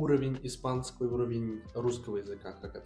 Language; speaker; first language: Russian; native; Russian